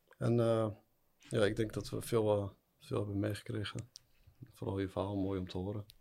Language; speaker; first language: Dutch; early bilingual, other home language; Arabic